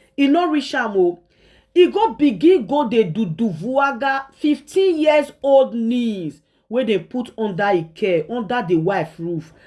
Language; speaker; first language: Nigerian Pidgin; native; Nigerian Pidgin